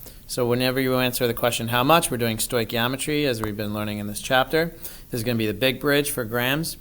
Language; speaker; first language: English; native; English